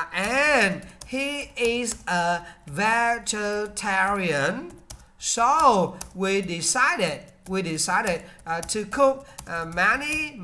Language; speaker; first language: English; non-native, learner; Vietnamese